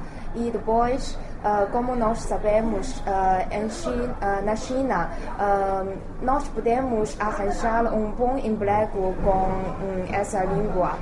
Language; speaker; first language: Portuguese; non-native, learner; Chinese